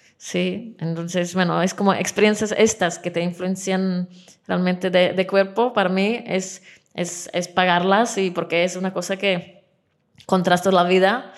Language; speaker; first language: Spanish; non-native, fluent; Czech